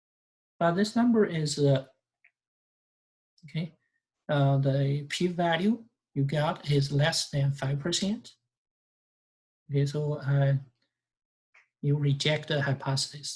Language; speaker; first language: English; non-native, fluent; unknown